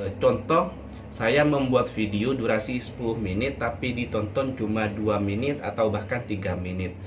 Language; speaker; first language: Indonesian; non-native, local second language; Madurese